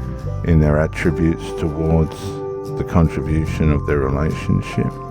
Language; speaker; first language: English; native; English